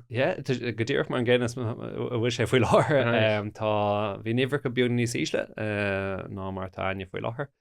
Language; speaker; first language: Irish; non-native, local second language; English